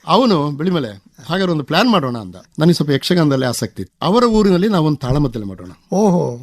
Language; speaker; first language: Kannada; non-native, local second language; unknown